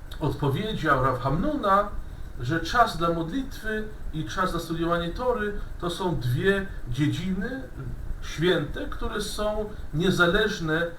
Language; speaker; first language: Polish; non-native, fluent; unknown